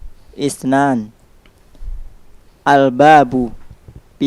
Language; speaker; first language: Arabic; non-native, learner; Indonesian